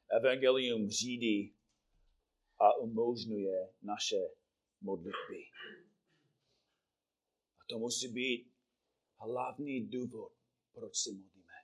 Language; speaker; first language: Czech; non-native, fluent; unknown